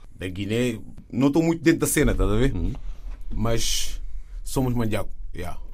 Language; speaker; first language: Portuguese; non-native, fluent; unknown